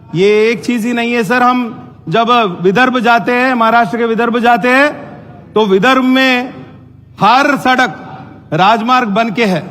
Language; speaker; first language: Hindi; non-native, local second language; Telugu